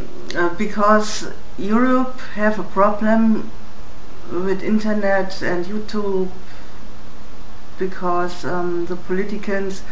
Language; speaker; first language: English; non-native, learner; German